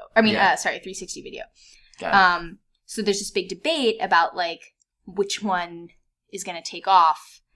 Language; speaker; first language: English; native; English